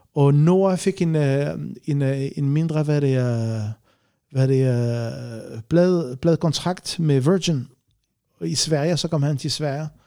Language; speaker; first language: Danish; non-native, fluent; Arabic